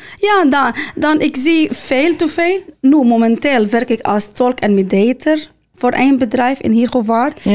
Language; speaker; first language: Dutch; non-native, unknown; Arabic